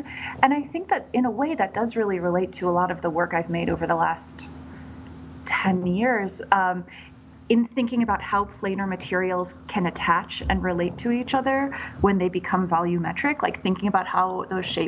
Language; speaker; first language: English; native; English